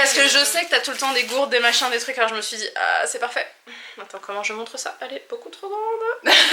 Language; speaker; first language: French; native; French